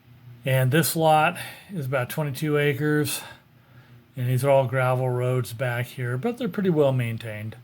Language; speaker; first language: English; native; English